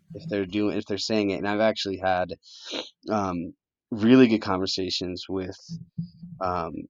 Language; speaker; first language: English; early bilingual, other home language; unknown